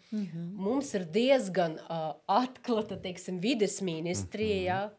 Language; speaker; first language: Latvian; non-native, local second language; Russian